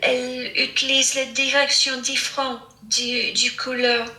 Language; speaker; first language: French; non-native, fluent; English